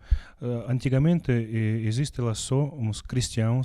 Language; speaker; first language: Portuguese; non-native, learner; Russian